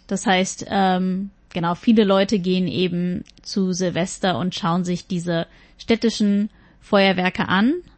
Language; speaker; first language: German; native; German